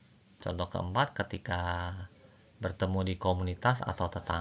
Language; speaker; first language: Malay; non-native, fluent; Chinese